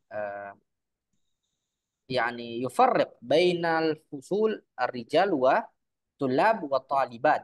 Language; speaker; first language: Arabic; non-native, fluent; Indonesian